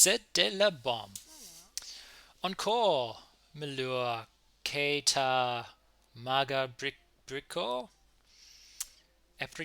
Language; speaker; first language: French; non-native, learner; English